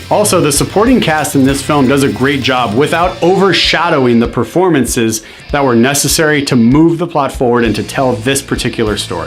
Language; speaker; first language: English; native; English